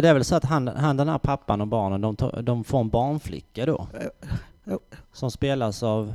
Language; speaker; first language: Swedish; native; Swedish